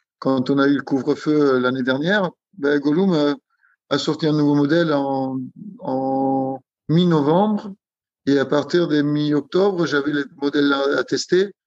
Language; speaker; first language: French; non-native, fluent; Italian